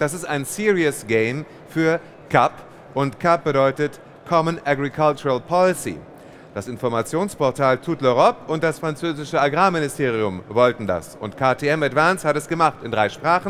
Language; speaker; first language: German; native; German